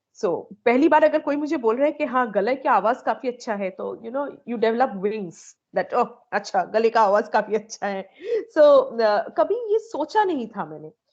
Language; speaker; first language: Hindi; non-native, local second language; Bangla